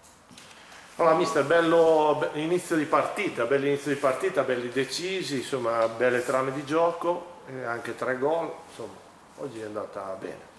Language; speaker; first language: Italian; native; Italian